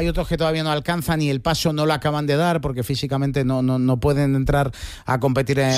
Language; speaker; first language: Spanish; native; Spanish